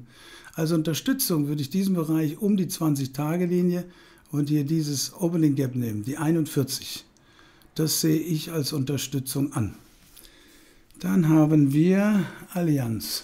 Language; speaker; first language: German; native; German